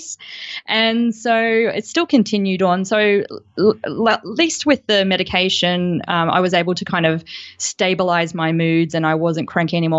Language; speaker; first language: English; native; English